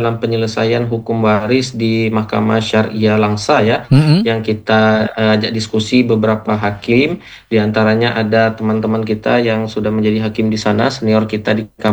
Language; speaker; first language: Indonesian; native; Indonesian